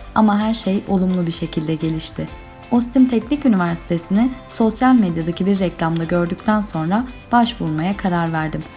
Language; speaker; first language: Turkish; non-native, fluent; Arabic